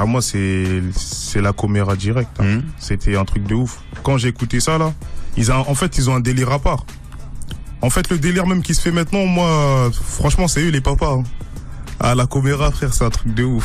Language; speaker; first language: French; native; French